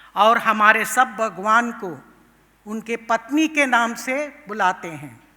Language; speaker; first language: Hindi; non-native, local second language; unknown